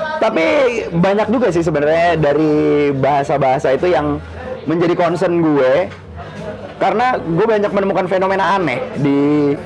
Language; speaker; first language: Indonesian; native; Indonesian